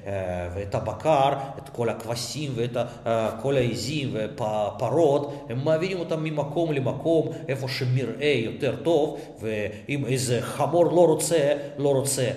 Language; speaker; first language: Hebrew; non-native, fluent; Russian